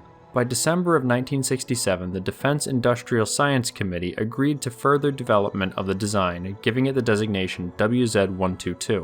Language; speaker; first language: English; native; English